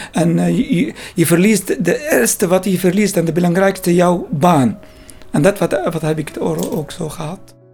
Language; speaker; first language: Dutch; non-native, learner; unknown